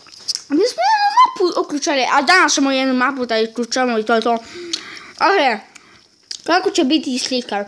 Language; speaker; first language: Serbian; early bilingual, heritage; Serbian